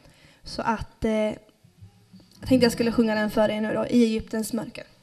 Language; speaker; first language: Swedish; native; Swedish